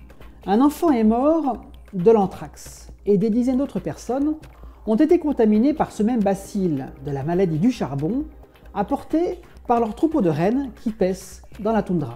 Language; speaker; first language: French; native; French